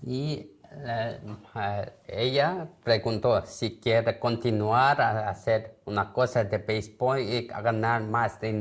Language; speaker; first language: Spanish; non-native, learner; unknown